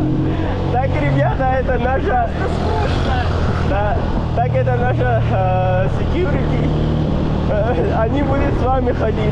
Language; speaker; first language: Russian; non-native, learner; Pashto